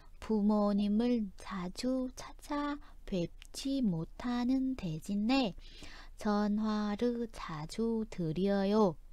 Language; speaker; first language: Korean; non-native, fluent; Vietnamese